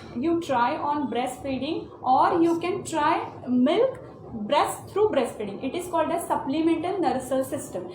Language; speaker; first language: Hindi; non-native, local second language; Marathi